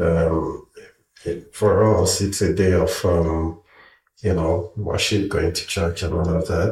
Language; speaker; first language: English; non-native, local second language; Igbo